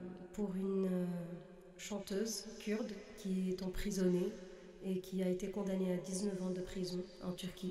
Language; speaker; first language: French; non-native, local second language; Arabic